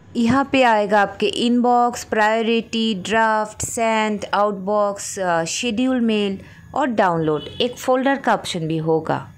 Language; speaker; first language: Hindi; non-native, local second language; Bangla